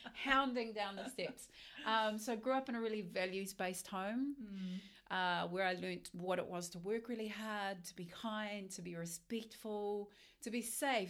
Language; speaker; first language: English; native; English